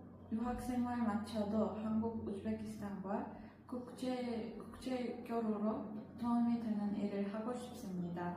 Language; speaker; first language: Korean; non-native, learner; Uzbek